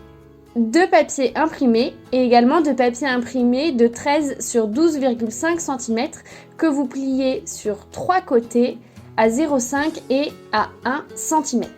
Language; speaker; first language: French; native; French